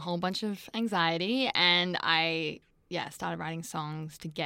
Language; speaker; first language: English; native; English